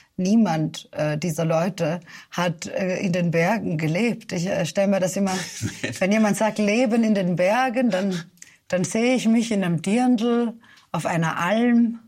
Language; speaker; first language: German; early bilingual, other home language; Serbian